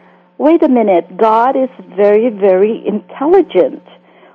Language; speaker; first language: English; non-native, local second language; Filipino